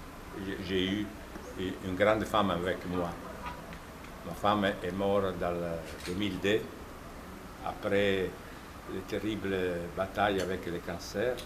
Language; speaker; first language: French; non-native, fluent; Italian